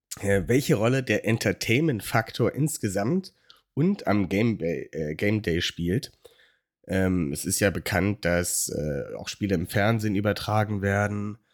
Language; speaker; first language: German; native; German